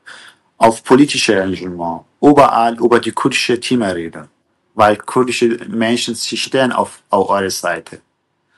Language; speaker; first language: German; non-native, fluent; Kurdish